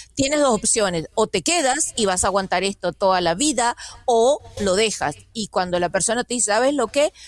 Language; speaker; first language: Spanish; native; Spanish